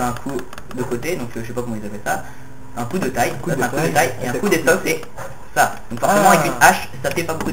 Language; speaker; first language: French; native; French